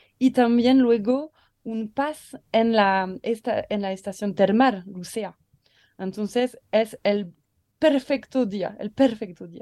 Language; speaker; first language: Spanish; non-native, learner; French